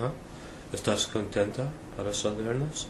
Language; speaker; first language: Spanish; non-native, learner; English